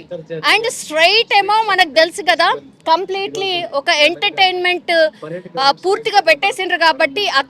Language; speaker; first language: Telugu; native; Telugu